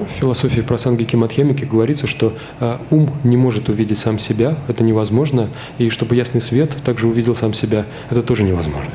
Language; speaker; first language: Russian; native; Russian